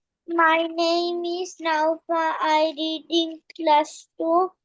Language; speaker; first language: English; non-native, learner; Bangla